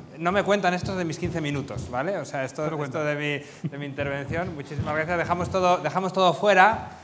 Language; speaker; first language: Spanish; native; Spanish